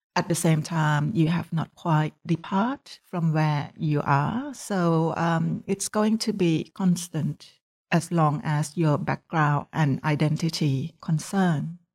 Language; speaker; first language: English; non-native, fluent; Thai